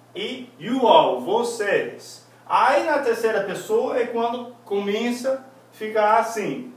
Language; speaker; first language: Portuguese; non-native, fluent; English